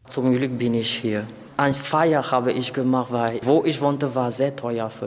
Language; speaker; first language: German; non-native, learner; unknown